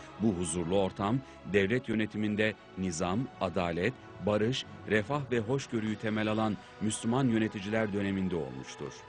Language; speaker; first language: Turkish; native; Turkish